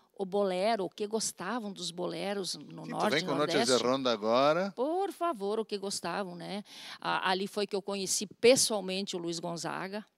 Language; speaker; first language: Portuguese; native; Portuguese